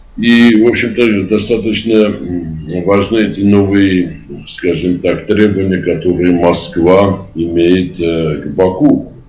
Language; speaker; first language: Russian; non-native, local second language; Armenian